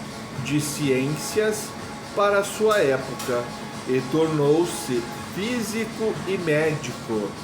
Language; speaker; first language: Portuguese; native; Portuguese